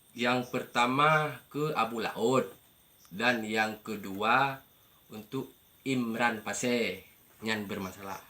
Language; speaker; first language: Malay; non-native, local second language; Achinese